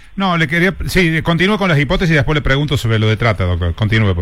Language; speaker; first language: Spanish; native; Spanish